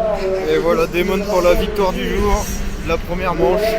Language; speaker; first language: French; native; French